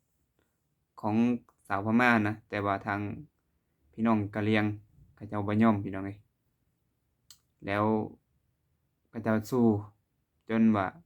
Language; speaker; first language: Thai; non-native, local second language; Lao